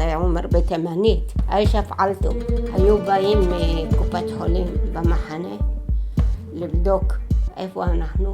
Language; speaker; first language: Hebrew; early bilingual, other home language; Arabic